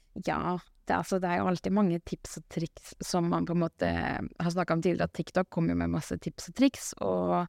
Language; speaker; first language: Norwegian; native; Norwegian